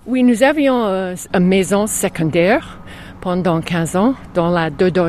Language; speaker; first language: French; non-native, fluent; English